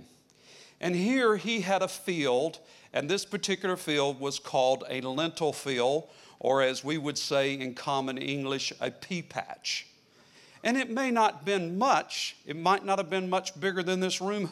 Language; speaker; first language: English; native; English